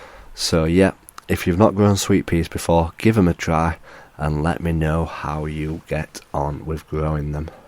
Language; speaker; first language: English; native; English